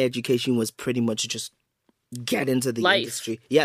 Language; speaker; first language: English; native; English